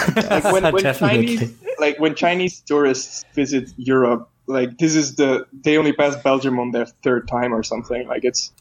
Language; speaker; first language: English; non-native, fluent; Dutch